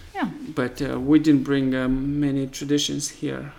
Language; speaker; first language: English; non-native, fluent; Romanian